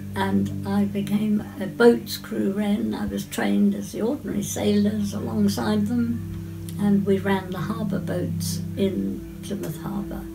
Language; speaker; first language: English; native; English